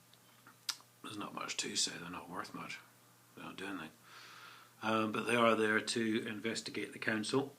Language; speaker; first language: English; native; English